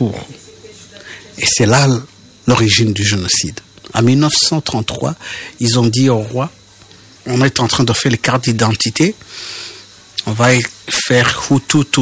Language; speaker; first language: French; non-native, local second language; Kinyarwanda